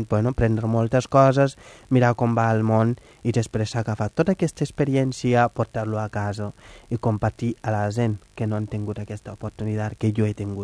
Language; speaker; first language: Catalan; non-native, fluent; Wolof